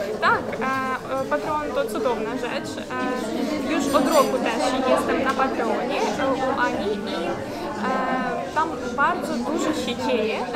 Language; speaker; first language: Polish; non-native, fluent; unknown